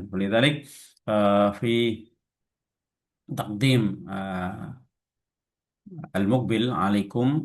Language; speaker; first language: Arabic; non-native, fluent; Indonesian